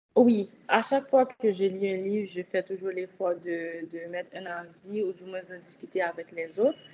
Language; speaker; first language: French; native; French